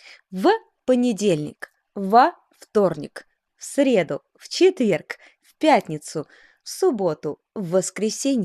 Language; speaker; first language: Russian; non-native, fluent; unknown